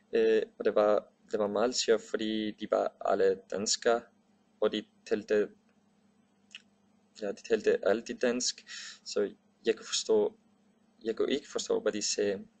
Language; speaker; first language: Danish; non-native, learner; Spanish